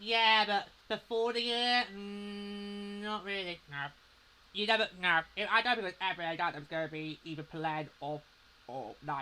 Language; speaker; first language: English; native; English